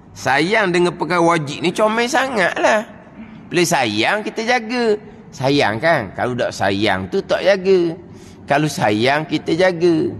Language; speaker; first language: Malay; native; Malay